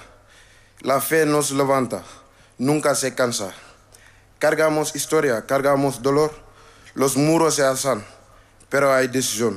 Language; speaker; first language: Spanish; non-native, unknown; Wolof